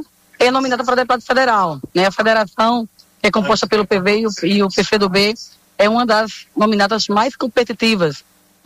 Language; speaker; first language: Portuguese; native; Portuguese